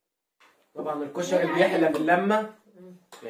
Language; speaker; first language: Arabic; native; Arabic